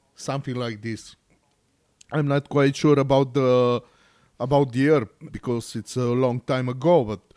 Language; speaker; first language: English; non-native, learner; Bulgarian